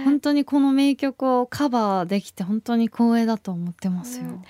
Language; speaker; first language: Japanese; non-native, fluent; Korean